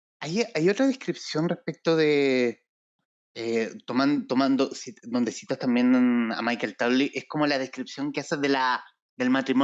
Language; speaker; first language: Spanish; native; Spanish